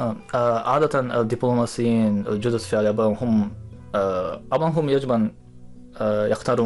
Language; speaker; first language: Arabic; non-native, learner; Japanese